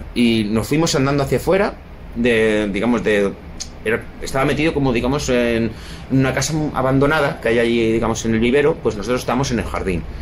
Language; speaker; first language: Spanish; native; Spanish